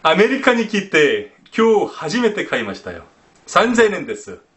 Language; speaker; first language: Japanese; non-native, fluent; Korean